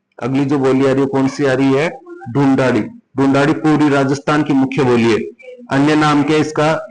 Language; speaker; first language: Hindi; native; Hindi